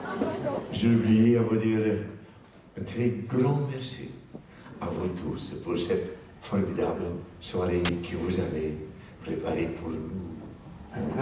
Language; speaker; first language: French; non-native, fluent; German